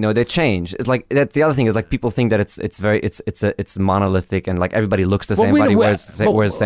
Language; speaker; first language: English; early bilingual, other home language; Hebrew